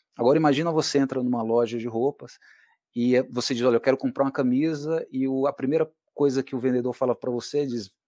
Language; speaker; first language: Portuguese; native; Portuguese